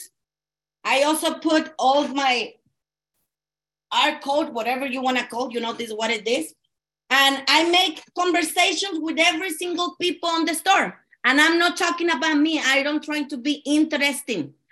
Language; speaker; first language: English; non-native, learner; Spanish